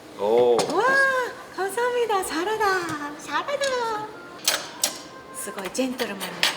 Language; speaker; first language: Korean; non-native, learner; Japanese